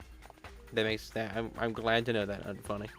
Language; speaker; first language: English; native; English